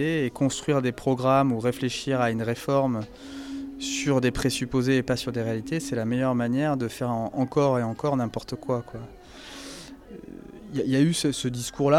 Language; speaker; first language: French; native; French